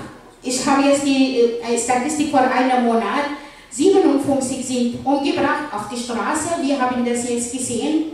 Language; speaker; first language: German; non-native, fluent; Arabic